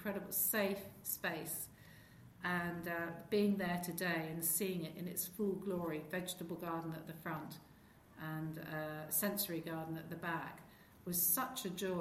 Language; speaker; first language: English; native; English